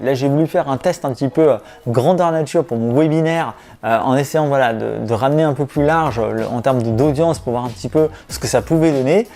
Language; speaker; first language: French; native; French